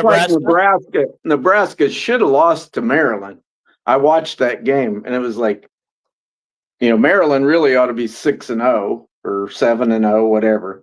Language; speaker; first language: English; native; English